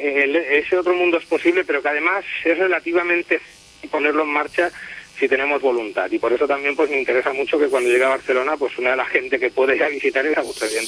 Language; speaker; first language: Spanish; native; Spanish